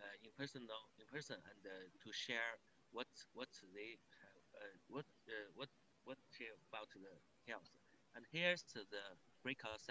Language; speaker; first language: English; non-native, learner; Chinese